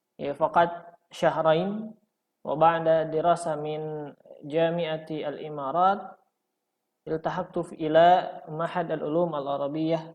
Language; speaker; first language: Arabic; non-native, fluent; Indonesian